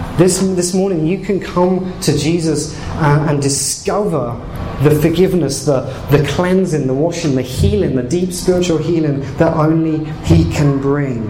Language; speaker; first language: English; native; English